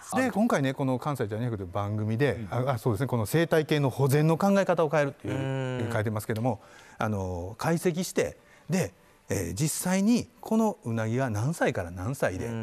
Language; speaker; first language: Japanese; native; Japanese